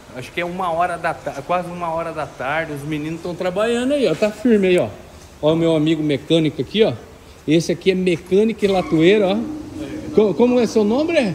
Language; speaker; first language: Portuguese; native; Portuguese